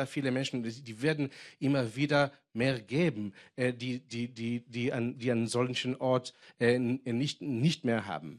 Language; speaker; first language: German; non-native, fluent; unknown